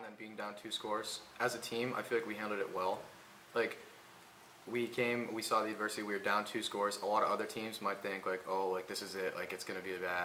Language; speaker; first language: English; native; English